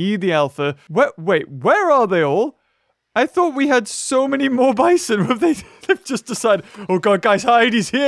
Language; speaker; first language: English; native; English